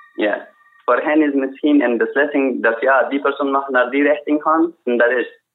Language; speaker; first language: Dutch; non-native, fluent; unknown